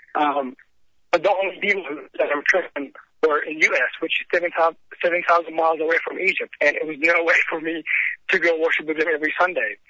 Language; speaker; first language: English; non-native, fluent; Arabic